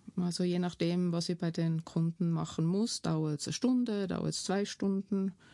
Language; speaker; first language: German; native; German